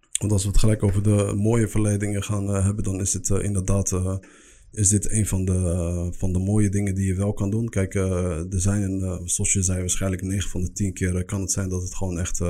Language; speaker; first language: Dutch; early bilingual, other home language; Arabic